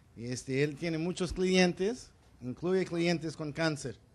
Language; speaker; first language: Spanish; early bilingual, other home language; English